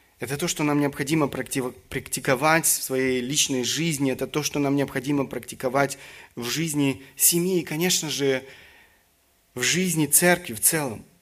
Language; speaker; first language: Russian; early bilingual, other home language; German